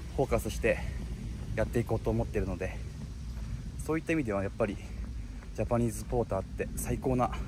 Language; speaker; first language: Japanese; native; Japanese